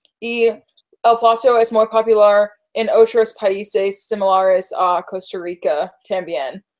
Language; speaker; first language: Spanish; non-native, learner; English